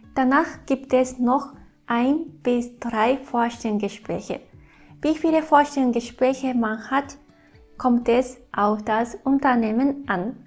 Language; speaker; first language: German; non-native, fluent; Japanese